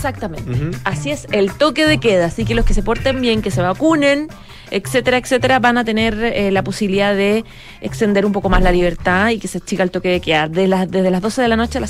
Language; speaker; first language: Spanish; native; Spanish